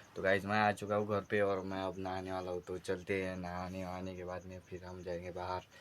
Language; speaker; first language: Hindi; non-native, local second language; Marathi